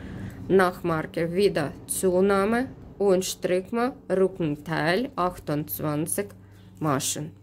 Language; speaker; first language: German; non-native, fluent; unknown